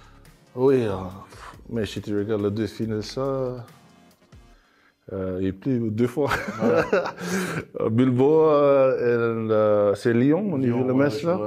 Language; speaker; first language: French; non-native, learner; English